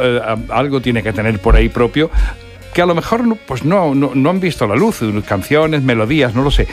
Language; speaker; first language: Spanish; native; Spanish